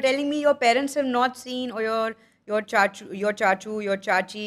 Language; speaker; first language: English; non-native, local second language; Hindi